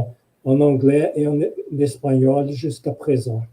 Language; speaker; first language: French; non-native, fluent; Portuguese